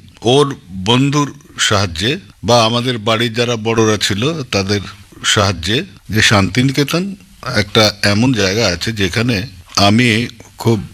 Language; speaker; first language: Bangla; non-native, local second language; Punjabi